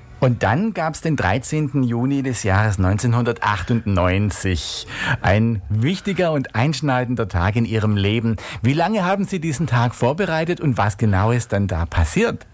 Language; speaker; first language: German; native; German